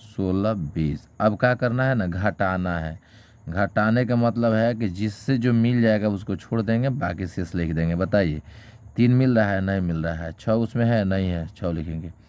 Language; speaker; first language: Hindi; native; Hindi